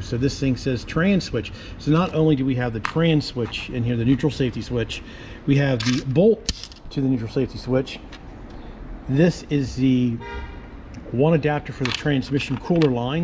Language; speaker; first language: English; native; English